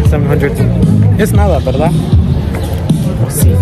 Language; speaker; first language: Spanish; early bilingual, heritage; Spanish